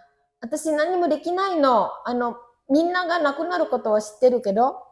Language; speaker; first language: Japanese; non-native, fluent; Indonesian